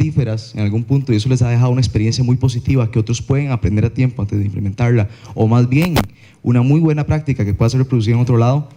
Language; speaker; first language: Spanish; native; Spanish